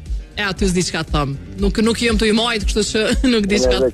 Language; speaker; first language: Albanian; native; Albanian